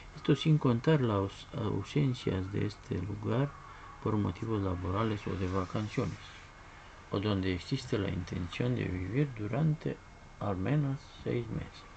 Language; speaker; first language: Spanish; non-native, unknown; Romanian